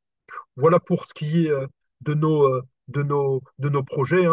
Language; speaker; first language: French; native; French